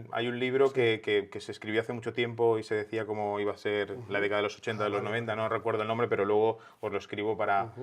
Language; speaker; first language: Spanish; native; Spanish